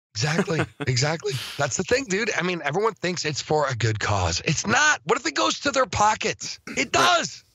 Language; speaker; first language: English; native; English